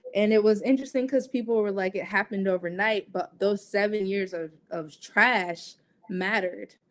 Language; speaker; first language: English; native; English